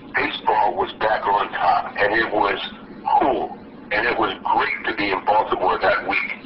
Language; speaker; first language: English; native; English